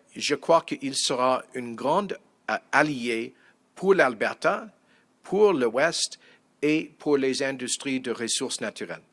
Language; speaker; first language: French; non-native, fluent; English